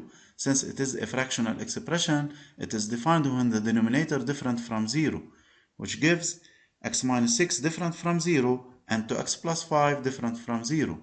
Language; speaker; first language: English; non-native, local second language; Arabic